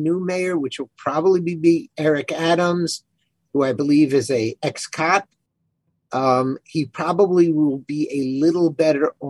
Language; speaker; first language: English; native; English